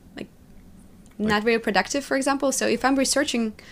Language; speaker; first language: English; non-native, fluent; Russian